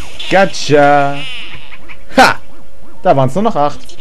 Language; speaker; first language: German; native; German